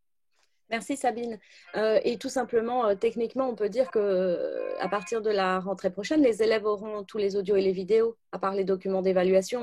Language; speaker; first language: French; native; French